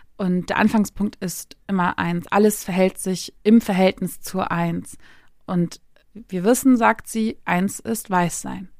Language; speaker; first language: German; early bilingual, other home language; Turkish